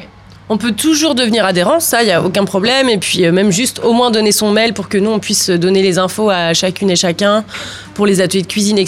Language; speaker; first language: French; native; French